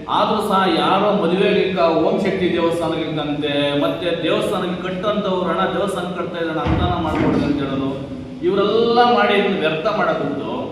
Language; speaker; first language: Kannada; native; Kannada